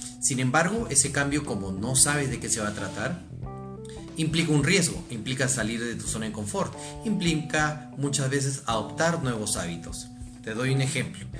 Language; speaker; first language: Spanish; native; Spanish